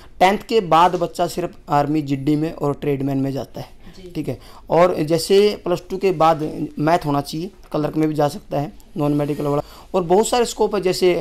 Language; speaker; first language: Hindi; native; Hindi